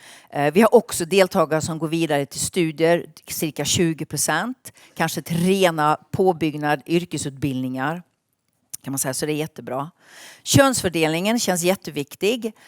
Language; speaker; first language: Swedish; native; Swedish